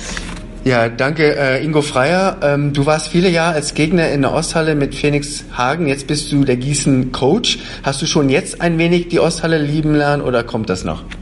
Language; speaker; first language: German; native; German